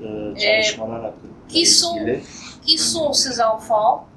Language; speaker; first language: French; non-native, fluent; Russian